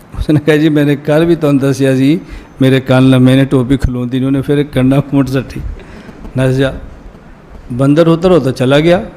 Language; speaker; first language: Urdu; non-native, local second language; Punjabi